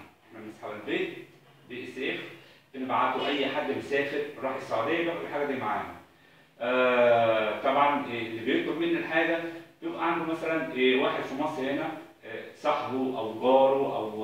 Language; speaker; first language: Arabic; native; Arabic